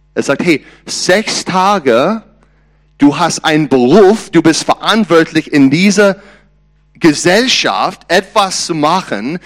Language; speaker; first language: German; non-native, learner; English